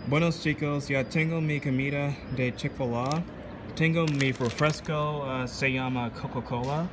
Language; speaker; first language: Spanish; non-native, learner; English